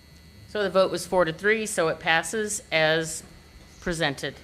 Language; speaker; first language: English; native; English